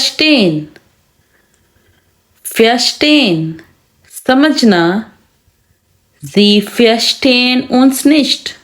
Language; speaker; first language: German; non-native, fluent; Urdu